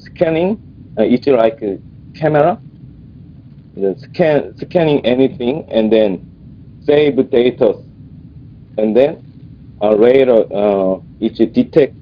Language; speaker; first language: English; non-native, learner; Korean